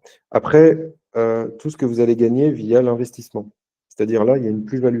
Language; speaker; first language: French; native; French